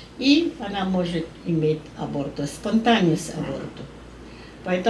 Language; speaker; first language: Russian; non-native, learner; Spanish